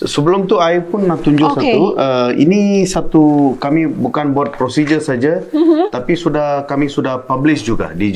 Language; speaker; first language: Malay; non-native, local second language; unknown